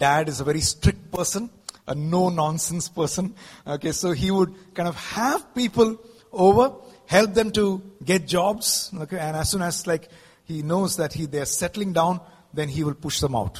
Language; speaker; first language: English; non-native, local second language; Malayalam